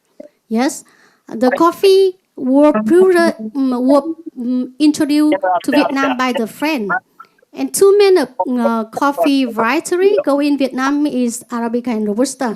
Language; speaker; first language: English; non-native, learner; Vietnamese